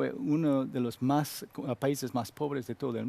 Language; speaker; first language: Spanish; non-native, learner; Korean